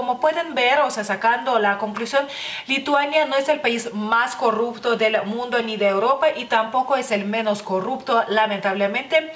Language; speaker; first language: Spanish; non-native, fluent; Lithuanian